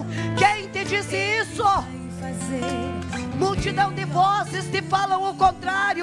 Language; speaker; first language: Portuguese; native; Portuguese